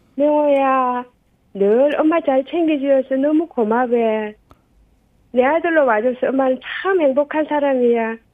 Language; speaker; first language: Korean; native; Korean